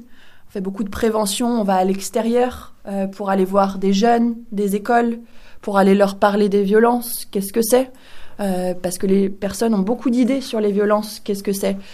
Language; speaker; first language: French; native; French